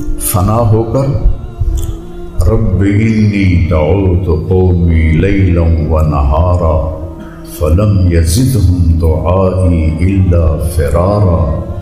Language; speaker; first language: Urdu; non-native, local second language; Punjabi